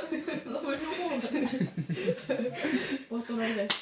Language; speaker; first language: Czech; native; Czech